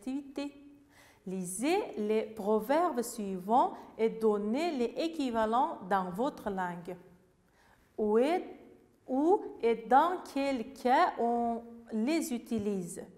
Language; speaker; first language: French; non-native, fluent; Uzbek